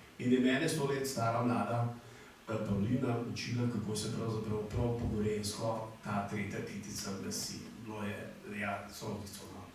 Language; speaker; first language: Slovenian; native; Slovenian